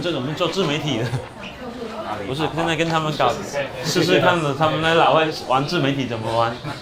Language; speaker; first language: Chinese; native; Chinese